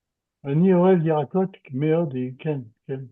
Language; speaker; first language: Hebrew; non-native, learner; French